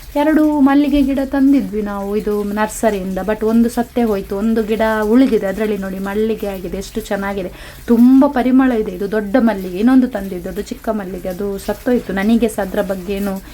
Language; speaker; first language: Kannada; non-native, local second language; Tulu